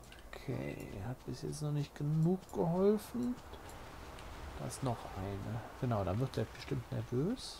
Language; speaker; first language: German; native; German